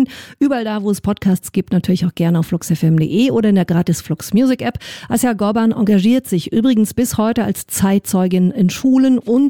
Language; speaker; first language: German; native; German